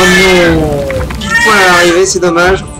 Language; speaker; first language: French; native; French